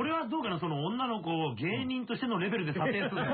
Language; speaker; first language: Japanese; native; Japanese